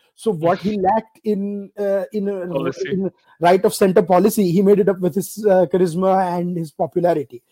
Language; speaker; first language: English; non-native, local second language; Gujarati